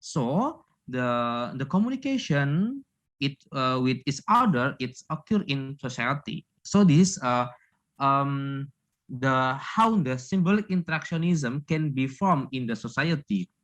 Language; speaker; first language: English; non-native, learner; Indonesian